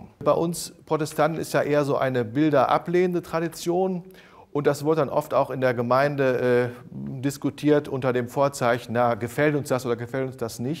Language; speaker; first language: German; native; German